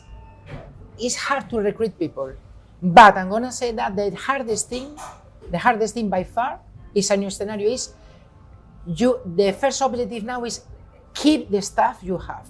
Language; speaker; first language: English; non-native, fluent; Spanish